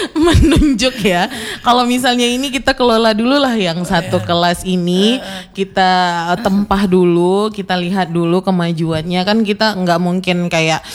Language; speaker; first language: Indonesian; native; Indonesian